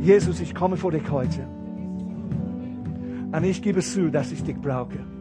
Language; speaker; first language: German; non-native, fluent; English